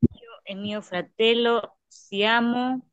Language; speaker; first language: Italian; non-native, learner; Spanish